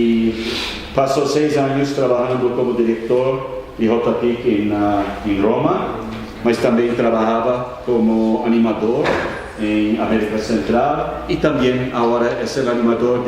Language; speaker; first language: Spanish; non-native, fluent; Portuguese